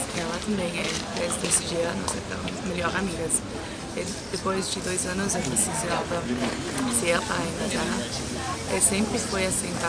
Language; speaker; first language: Portuguese; early bilingual, heritage; Portuguese